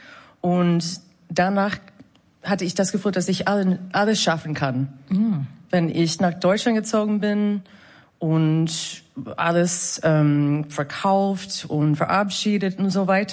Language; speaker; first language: German; non-native, fluent; English